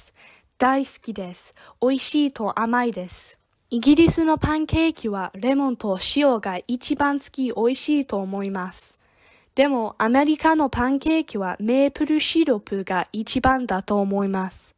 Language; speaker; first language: Japanese; non-native, learner; English